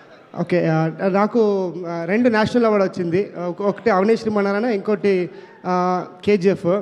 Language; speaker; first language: Telugu; non-native, learner; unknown